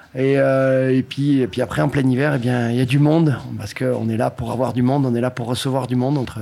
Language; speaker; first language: French; native; French